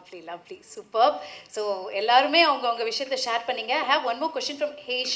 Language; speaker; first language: Tamil; native; Tamil